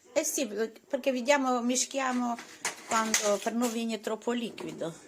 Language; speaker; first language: Italian; non-native, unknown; Ukrainian